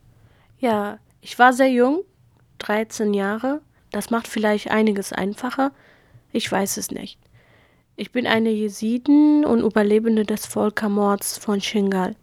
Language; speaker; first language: German; non-native, fluent; Kurdish